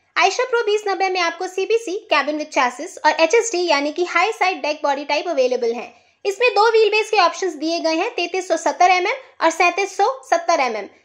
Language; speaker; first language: Hindi; native; Hindi